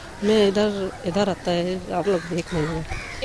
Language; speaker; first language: Hindi; non-native, local second language; Bangla